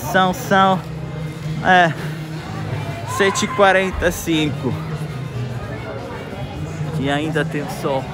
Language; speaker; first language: Portuguese; non-native, fluent; Italian